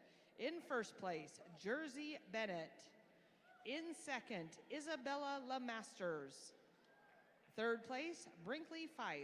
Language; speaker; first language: English; native; English